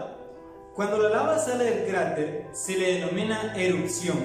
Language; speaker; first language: Spanish; native; Spanish